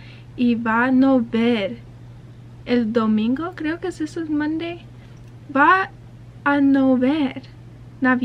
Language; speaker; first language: Spanish; early bilingual, heritage; Spanish